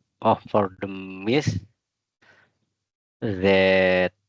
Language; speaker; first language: English; non-native, learner; Indonesian